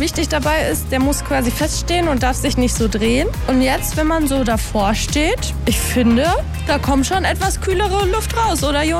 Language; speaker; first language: German; native; German